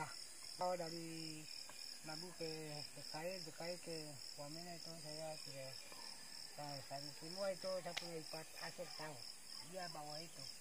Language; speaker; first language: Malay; non-native, local second language; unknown